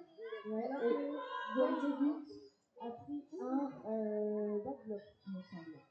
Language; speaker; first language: French; native; French